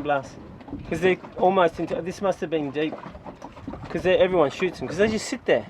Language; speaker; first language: English; native; English